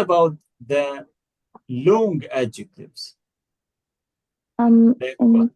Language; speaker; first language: English; non-native, fluent; Arabic